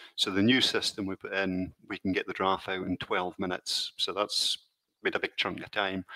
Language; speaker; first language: English; native; English